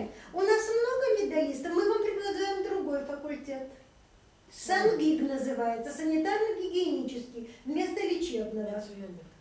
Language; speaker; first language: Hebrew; non-native, fluent; Russian